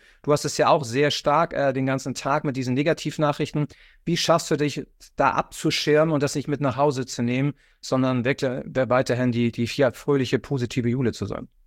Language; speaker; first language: German; native; German